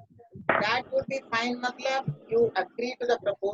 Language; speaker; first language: English; non-native, local second language; Bangla